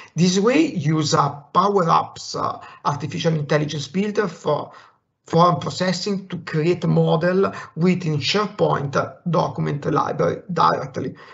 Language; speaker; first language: English; non-native, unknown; Italian